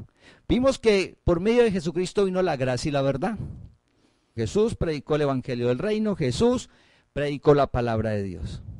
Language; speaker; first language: Spanish; native; Spanish